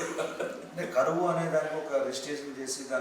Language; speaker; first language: Telugu; native; Telugu